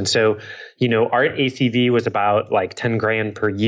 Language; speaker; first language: English; native; English